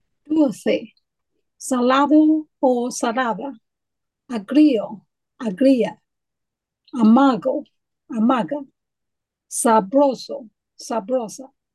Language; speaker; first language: Spanish; non-native, learner; Chinese